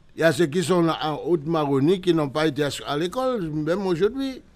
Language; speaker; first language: French; native; French